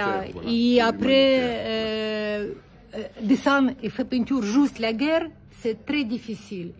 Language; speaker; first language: French; non-native, learner; Ukrainian